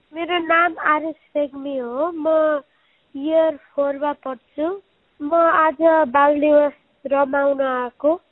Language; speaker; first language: Nepali; early bilingual, other home language; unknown